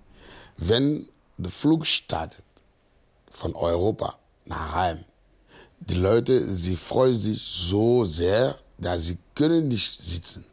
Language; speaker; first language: German; non-native, fluent; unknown